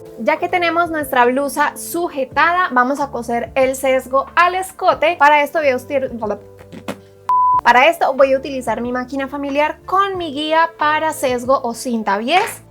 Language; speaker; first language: Spanish; native; Spanish